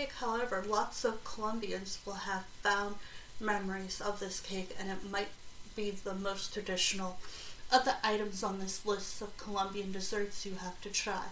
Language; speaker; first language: English; native; English